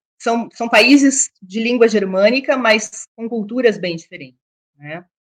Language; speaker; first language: Portuguese; native; Portuguese